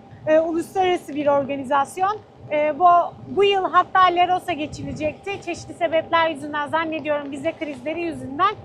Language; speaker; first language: Turkish; native; Turkish